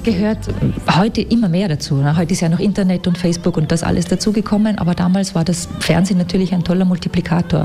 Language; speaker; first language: German; native; German